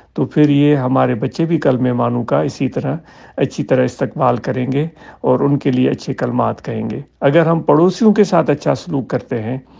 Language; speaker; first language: Urdu; non-native, local second language; Sindhi